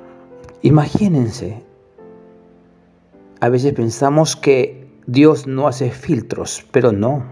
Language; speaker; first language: Spanish; native; Spanish